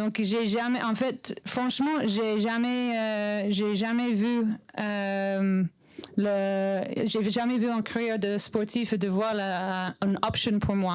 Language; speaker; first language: French; non-native, learner; English